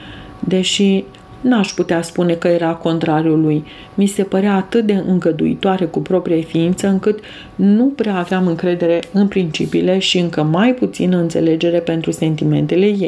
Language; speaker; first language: Romanian; native; Romanian